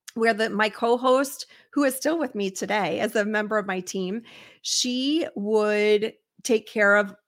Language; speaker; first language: English; native; English